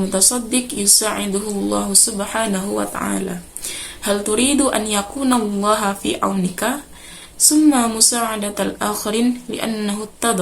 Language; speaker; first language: Arabic; non-native, learner; Indonesian